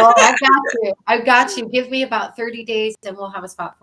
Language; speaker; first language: English; native; English